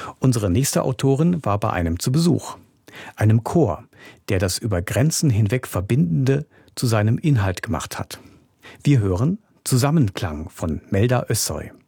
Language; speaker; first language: German; native; German